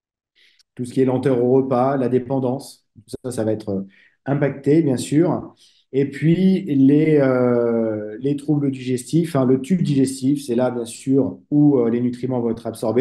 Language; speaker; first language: French; native; French